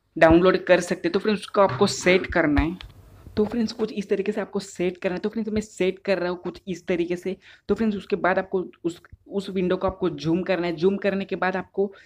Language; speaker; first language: Hindi; non-native, local second language; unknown